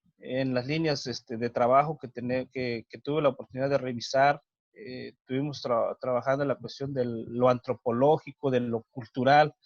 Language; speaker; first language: Spanish; non-native, local second language; Nahuatl languages